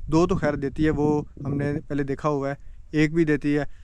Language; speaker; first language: Urdu; non-native, local second language; Punjabi